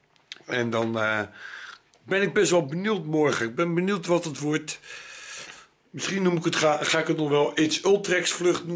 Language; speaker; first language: Dutch; native; Dutch